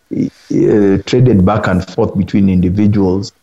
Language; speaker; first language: English; non-native, local second language; Luo (Kenya and Tanzania)